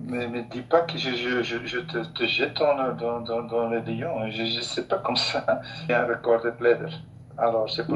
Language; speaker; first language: French; non-native, local second language; Dutch